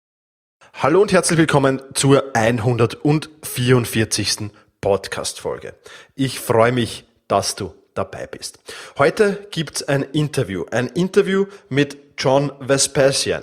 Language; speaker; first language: German; native; German